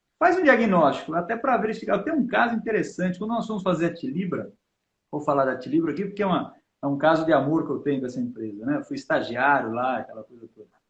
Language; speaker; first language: Portuguese; native; Portuguese